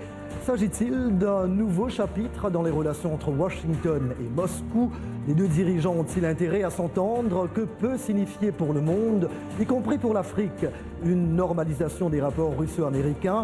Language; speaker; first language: French; native; French